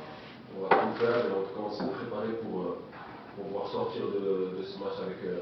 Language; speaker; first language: French; native; French